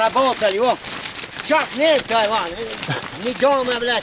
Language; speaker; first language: Russian; non-native, local second language; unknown